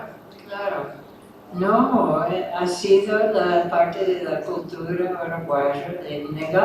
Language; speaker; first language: Spanish; non-native, fluent; English